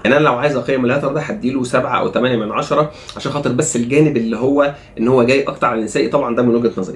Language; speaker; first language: Arabic; native; Arabic